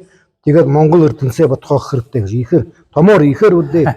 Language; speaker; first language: Mongolian; non-native, learner; Buriat